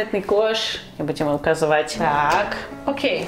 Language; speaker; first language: Russian; native; Russian